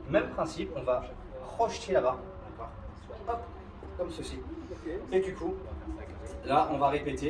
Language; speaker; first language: French; native; French